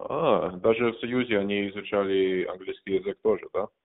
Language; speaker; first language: Russian; non-native, learner; English